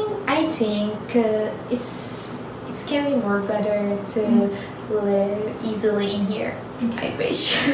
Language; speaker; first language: English; non-native, learner; Turkish